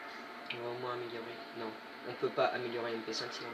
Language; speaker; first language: French; native; French